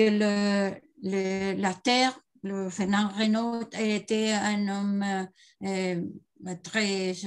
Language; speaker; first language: French; non-native, learner; Spanish